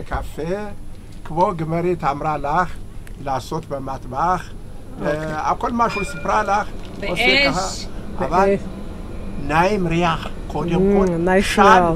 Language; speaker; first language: Hebrew; non-native, learner; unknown